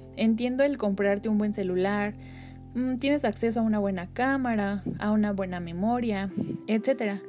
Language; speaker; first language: Spanish; native; Spanish